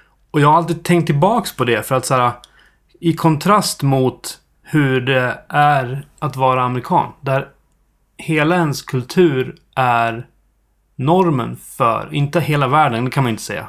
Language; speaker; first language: Swedish; native; Swedish